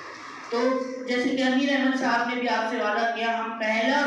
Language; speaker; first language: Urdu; non-native, local second language; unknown